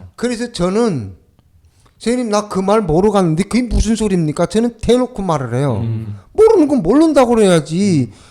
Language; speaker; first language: Korean; native; Korean